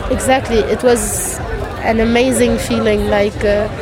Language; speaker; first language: English; non-native, fluent; Arabic